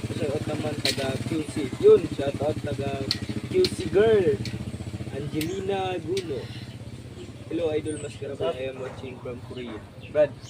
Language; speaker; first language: Filipino; non-native, local second language; Cebuano